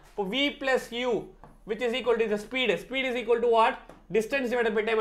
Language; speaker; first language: English; non-native, local second language; Tamil